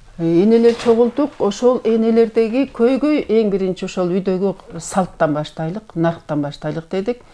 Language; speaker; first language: Kyrgyz; native; Kyrgyz